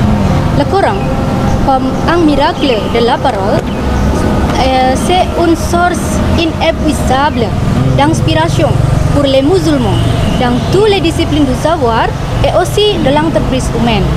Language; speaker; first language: French; non-native, fluent; Indonesian